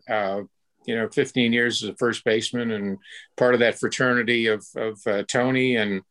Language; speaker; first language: English; native; English